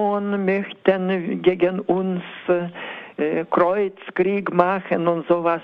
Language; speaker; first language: German; non-native, learner; Lithuanian